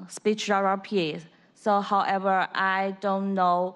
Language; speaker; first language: English; non-native, learner; Chinese